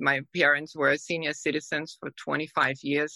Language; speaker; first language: English; non-native, fluent; German